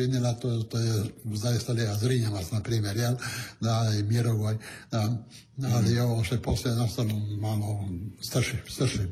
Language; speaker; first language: Serbian; non-native, local second language; Italian